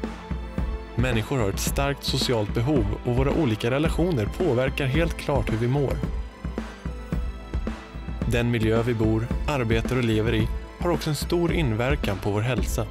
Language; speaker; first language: Swedish; native; Swedish